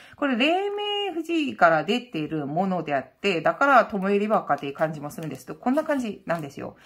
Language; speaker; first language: Japanese; non-native, fluent; Korean